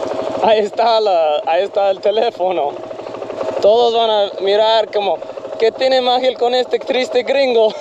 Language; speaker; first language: Spanish; non-native, learner; English